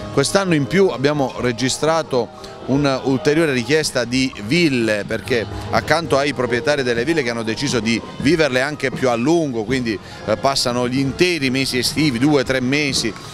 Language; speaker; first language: Italian; native; Italian